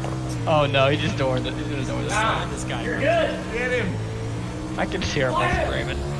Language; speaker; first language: English; native; English